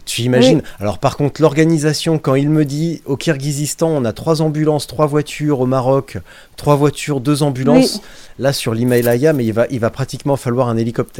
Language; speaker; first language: French; native; French